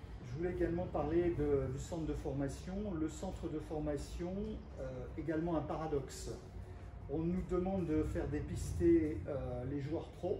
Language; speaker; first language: French; native; French